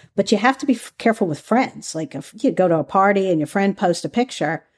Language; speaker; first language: English; native; English